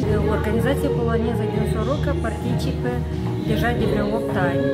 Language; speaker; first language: Romanian; non-native, local second language; Russian